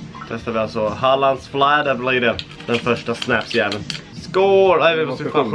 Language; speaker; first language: Swedish; native; Swedish